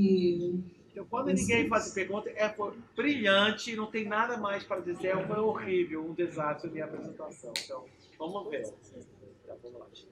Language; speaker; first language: Portuguese; non-native, fluent; English